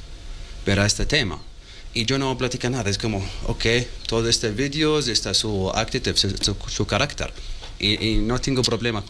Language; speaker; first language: Spanish; non-native, learner; Arabic